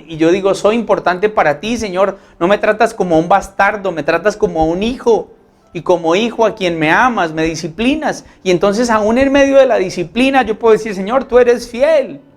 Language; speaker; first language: Spanish; native; Spanish